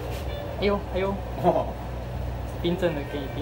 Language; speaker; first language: Chinese; native; Chinese